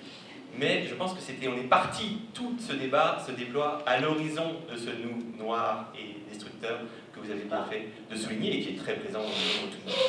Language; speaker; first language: French; native; French